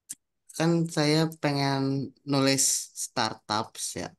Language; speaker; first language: Indonesian; native; Indonesian